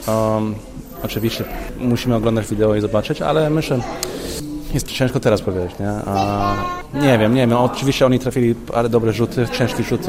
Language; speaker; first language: Polish; non-native, learner; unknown